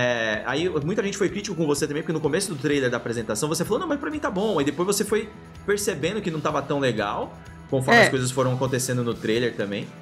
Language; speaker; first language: Portuguese; native; Portuguese